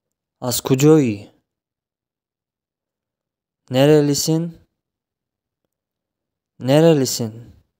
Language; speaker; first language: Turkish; non-native, fluent; Tajik